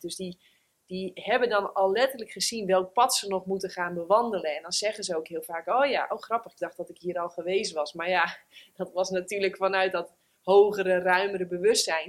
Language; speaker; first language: Dutch; native; Dutch